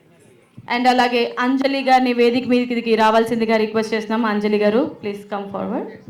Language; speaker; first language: Telugu; native; Telugu